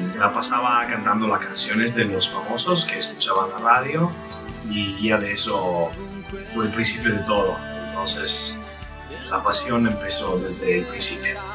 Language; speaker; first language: Spanish; non-native, fluent; Italian